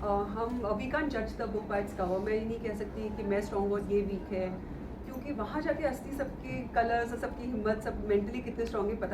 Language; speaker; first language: Hindi; native; Hindi